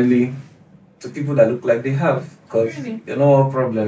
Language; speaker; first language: English; non-native, local second language; Igbo